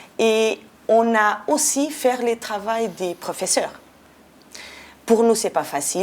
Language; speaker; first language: French; non-native, fluent; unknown